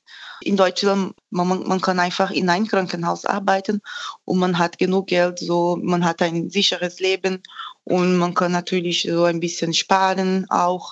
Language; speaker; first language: German; non-native, fluent; Portuguese